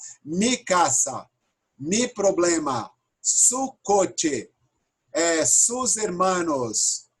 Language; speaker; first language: Spanish; non-native, fluent; Portuguese